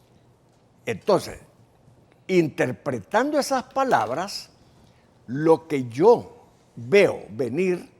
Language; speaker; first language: Spanish; native; Spanish